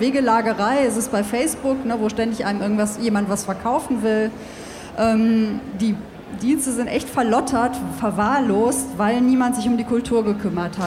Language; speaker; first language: German; native; German